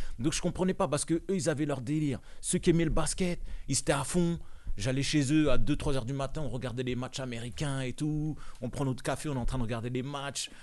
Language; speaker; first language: French; non-native, local second language; Bambara